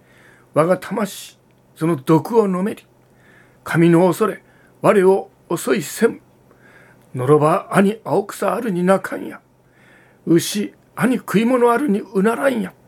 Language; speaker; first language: Japanese; native; Japanese